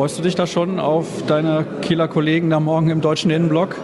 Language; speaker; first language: German; native; German